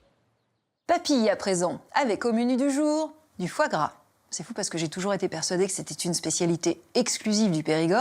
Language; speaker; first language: French; native; French